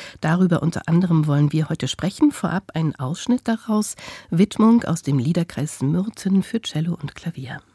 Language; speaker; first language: German; native; German